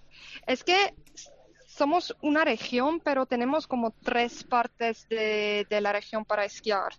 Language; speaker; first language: Spanish; non-native, fluent; German